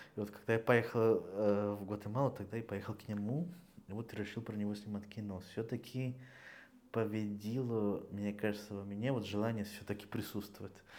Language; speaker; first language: Russian; non-native, fluent; Spanish